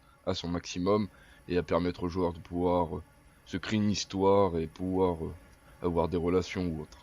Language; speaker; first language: French; native; French